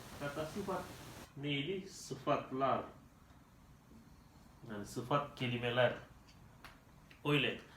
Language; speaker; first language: Turkish; non-native, learner; Indonesian